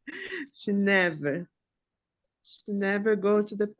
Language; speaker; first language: English; non-native, learner; Portuguese